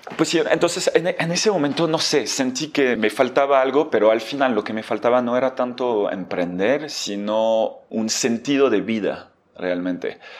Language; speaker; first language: Spanish; non-native, fluent; French